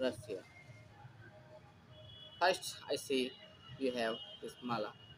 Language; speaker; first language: English; non-native, learner; Hindi